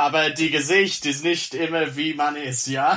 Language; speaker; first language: German; non-native, learner; English